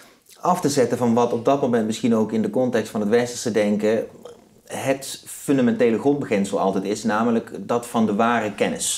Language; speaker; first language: Dutch; native; Dutch